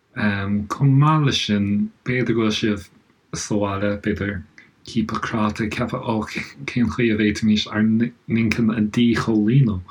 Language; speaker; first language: Irish; native; Irish